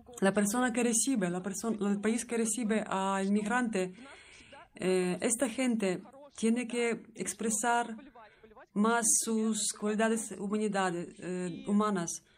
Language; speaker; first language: Spanish; non-native, learner; Russian